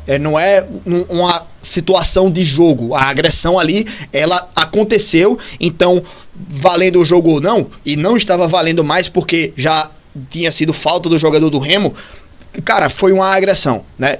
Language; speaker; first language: Portuguese; native; Portuguese